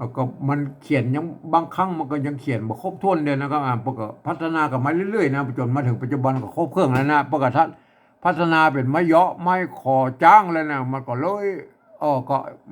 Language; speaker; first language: Thai; native; Thai